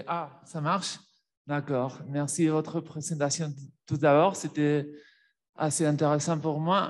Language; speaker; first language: French; non-native, fluent; Spanish